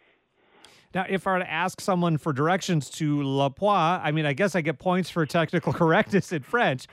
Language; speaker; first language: English; native; English